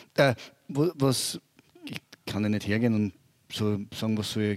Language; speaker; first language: German; native; German